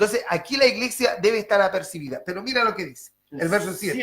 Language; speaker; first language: Spanish; native; Spanish